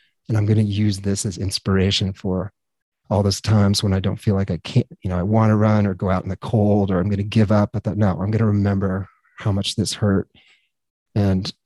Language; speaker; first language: English; native; English